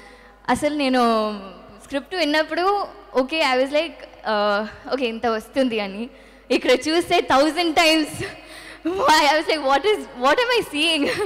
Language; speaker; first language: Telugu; non-native, local second language; Tamil